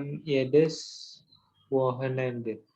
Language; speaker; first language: German; non-native, learner; Indonesian